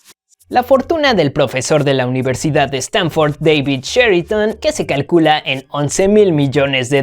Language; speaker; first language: Spanish; native; Spanish